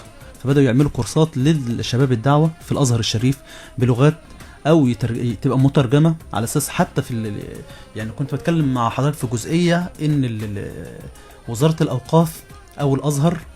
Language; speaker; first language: Arabic; native; Arabic